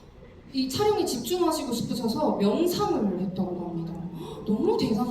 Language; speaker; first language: Korean; native; Korean